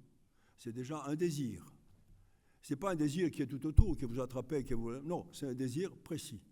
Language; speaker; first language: French; non-native, fluent; Greek